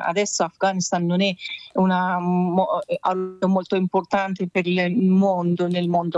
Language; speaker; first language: Italian; non-native, learner; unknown